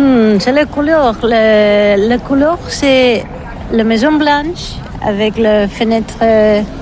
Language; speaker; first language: French; non-native, learner; Catalan